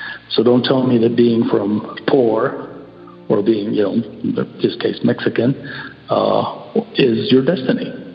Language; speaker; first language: English; early bilingual, other home language; Spanish